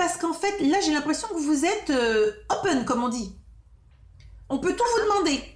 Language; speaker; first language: French; native; French